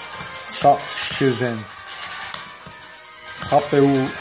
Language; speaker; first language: French; non-native, fluent; Arabic